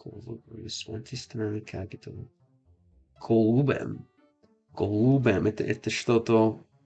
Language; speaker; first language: Russian; non-native, learner; English